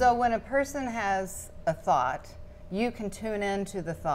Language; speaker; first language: English; native; English